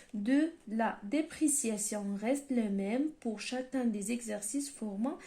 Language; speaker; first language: French; non-native, local second language; Arabic